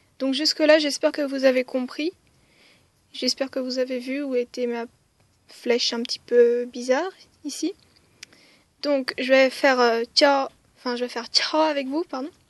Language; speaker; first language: French; early bilingual, other home language; Khmer